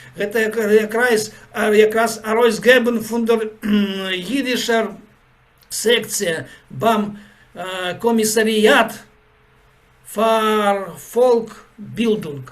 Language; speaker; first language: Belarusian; native; Belarusian